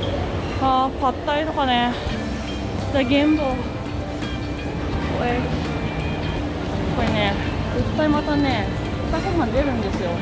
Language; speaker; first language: Japanese; native; Japanese